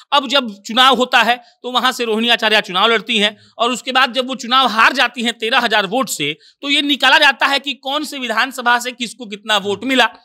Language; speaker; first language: Hindi; native; Hindi